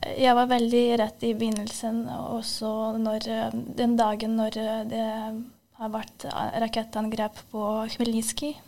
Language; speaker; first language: Norwegian; non-native, fluent; Ukrainian